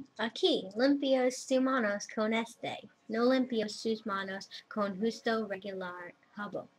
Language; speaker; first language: Spanish; non-native, learner; English